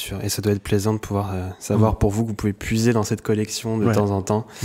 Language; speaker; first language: French; native; French